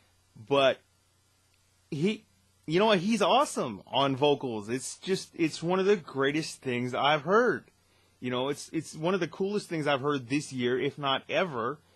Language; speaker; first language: English; native; English